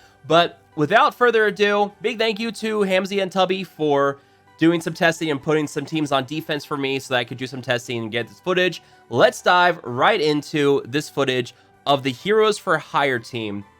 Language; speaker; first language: English; native; English